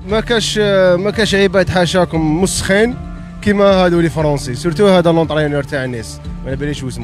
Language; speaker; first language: Arabic; native; Arabic